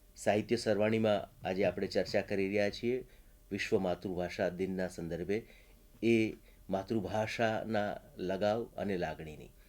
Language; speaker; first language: Gujarati; native; Gujarati